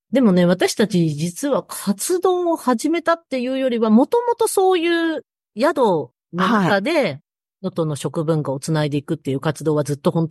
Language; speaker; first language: Japanese; native; Japanese